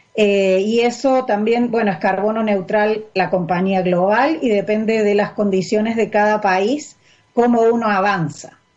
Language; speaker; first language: Spanish; native; Spanish